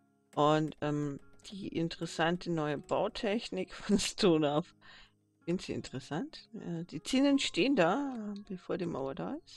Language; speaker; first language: German; native; German